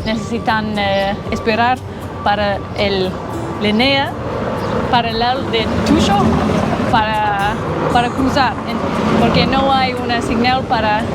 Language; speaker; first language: Spanish; non-native, learner; English